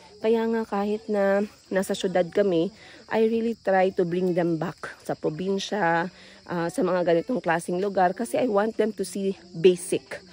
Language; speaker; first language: Filipino; non-native, local second language; Cebuano